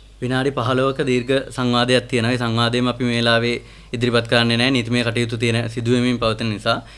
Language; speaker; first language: Sinhala; native; Sinhala